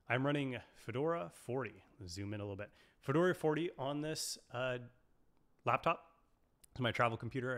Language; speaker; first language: English; native; English